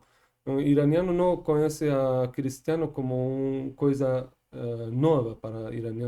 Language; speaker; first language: Spanish; non-native, fluent; Persian